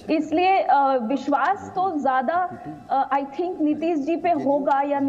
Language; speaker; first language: Hindi; native; Hindi